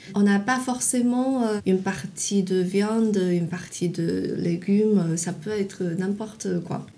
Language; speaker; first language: French; non-native, fluent; Chinese